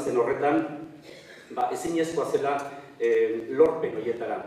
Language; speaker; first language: Basque; native; Basque